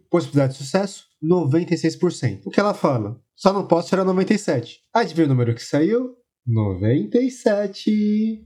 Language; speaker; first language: Portuguese; native; Portuguese